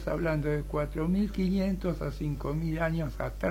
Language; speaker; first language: Spanish; native; Spanish